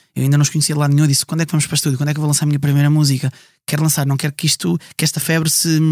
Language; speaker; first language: Portuguese; native; Portuguese